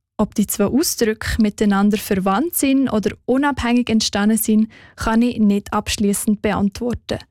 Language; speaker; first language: German; native; German